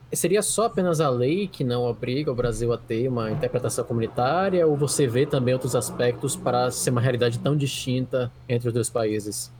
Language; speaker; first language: Portuguese; native; Portuguese